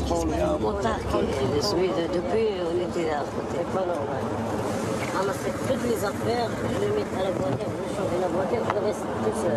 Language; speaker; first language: French; non-native, local second language; Arabic